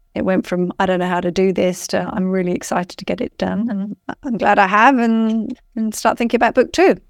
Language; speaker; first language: English; native; English